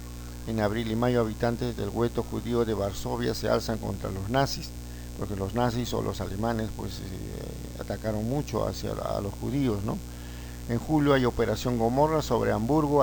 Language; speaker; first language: Spanish; native; Spanish